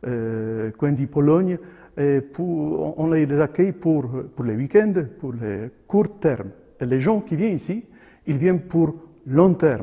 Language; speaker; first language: French; non-native, fluent; Polish